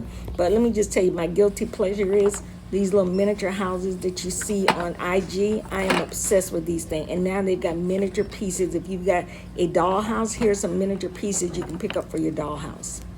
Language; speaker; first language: English; native; English